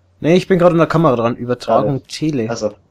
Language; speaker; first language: German; native; German